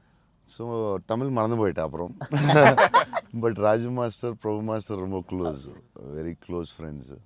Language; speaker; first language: Tamil; non-native, local second language; Telugu